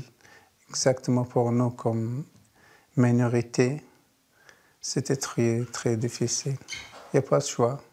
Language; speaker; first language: French; non-native, learner; Kurdish